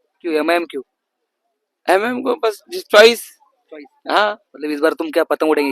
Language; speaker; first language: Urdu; non-native, local second language; Marathi